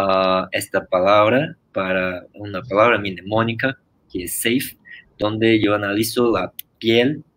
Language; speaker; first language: Spanish; non-native, fluent; Portuguese